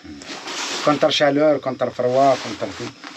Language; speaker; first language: French; non-native, learner; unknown